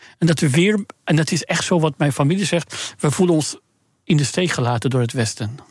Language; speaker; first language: Dutch; non-native, fluent; Persian